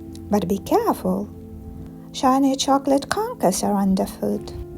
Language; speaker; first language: English; non-native, fluent; Ukrainian